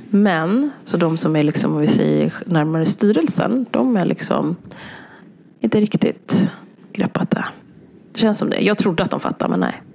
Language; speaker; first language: Swedish; early bilingual, other home language; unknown